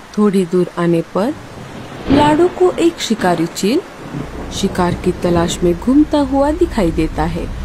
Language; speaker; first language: Hindi; native; Hindi